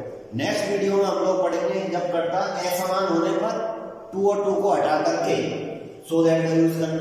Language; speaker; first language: Hindi; native; Hindi